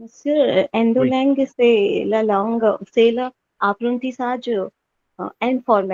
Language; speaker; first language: French; non-native, fluent; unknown